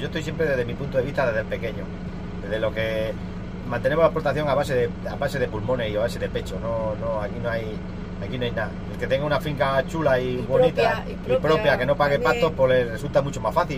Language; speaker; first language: Spanish; native; Spanish